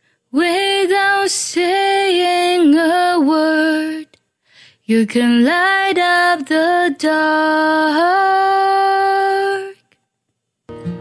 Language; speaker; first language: English; non-native, fluent; Chinese